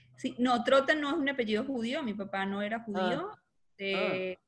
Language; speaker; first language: Spanish; native; Spanish